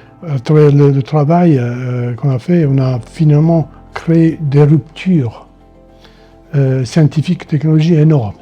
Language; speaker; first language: French; non-native, fluent; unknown